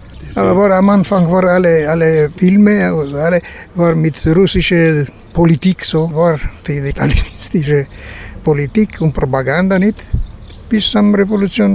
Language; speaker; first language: German; non-native, learner; Romanian